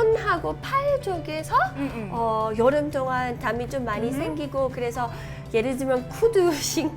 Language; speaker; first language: Korean; non-native, learner; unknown